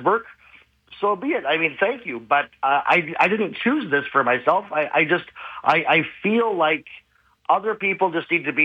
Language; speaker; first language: English; native; English